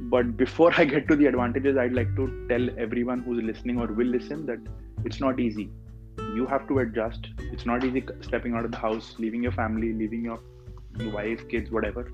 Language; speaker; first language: English; non-native, local second language; Hindi